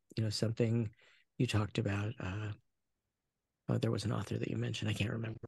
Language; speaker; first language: English; native; English